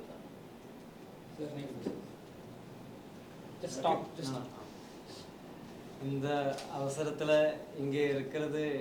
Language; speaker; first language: Tamil; non-native, learner; Malayalam